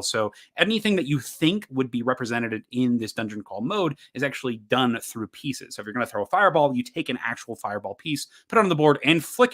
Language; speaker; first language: English; native; English